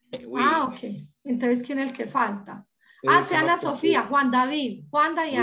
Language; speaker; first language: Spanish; native; Spanish